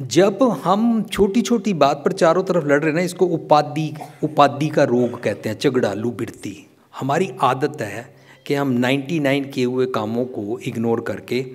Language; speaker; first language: Hindi; non-native, local second language; Punjabi